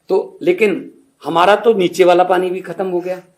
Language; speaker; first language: Hindi; non-native, local second language; Punjabi